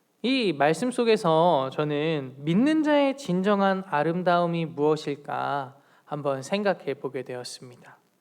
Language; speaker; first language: Korean; native; Korean